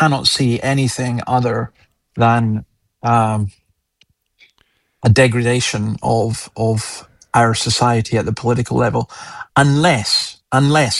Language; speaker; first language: English; native; English